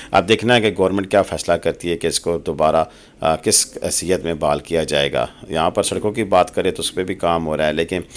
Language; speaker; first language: Urdu; non-native, local second language; Pahari-Potwari